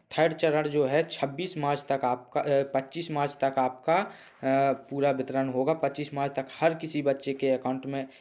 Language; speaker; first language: Hindi; native; Hindi